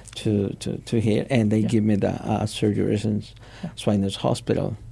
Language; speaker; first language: English; non-native, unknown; Spanish